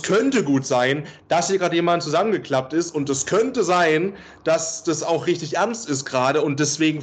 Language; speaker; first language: German; native; German